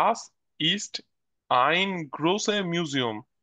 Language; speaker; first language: German; non-native, learner; Bangla